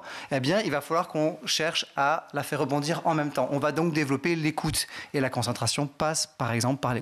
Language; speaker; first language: French; native; French